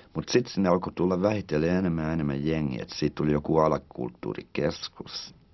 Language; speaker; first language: Finnish; early bilingual, other home language; Swedish